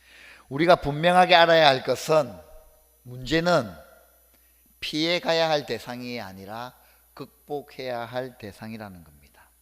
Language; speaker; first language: Korean; native; Korean